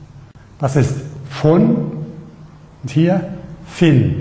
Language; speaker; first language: German; non-native, fluent; Arabic